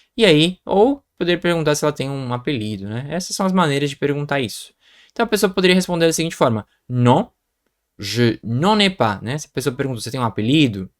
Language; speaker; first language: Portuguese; native; Portuguese